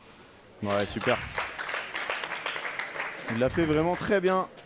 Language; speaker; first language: French; native; French